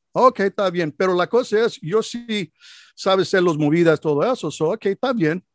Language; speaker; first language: Spanish; non-native, learner; English